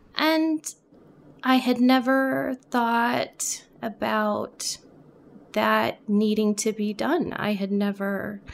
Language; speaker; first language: English; non-native, local second language; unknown